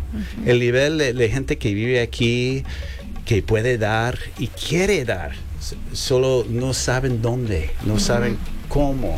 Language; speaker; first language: Spanish; non-native, learner; English